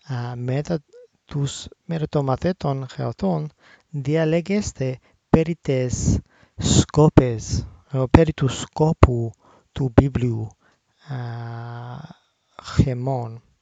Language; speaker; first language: Greek; non-native, learner; English